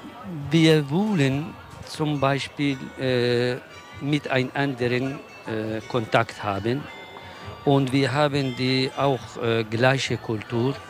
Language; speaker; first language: German; non-native, learner; Kurdish